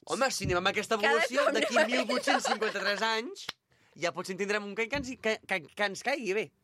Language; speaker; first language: Catalan; native; Catalan